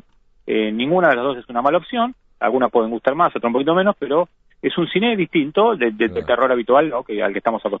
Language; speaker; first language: Spanish; native; Spanish